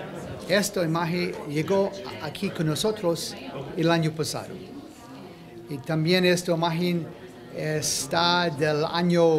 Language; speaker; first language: Spanish; non-native, fluent; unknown